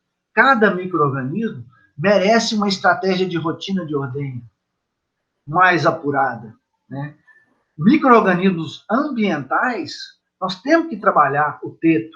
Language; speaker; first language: Portuguese; native; Portuguese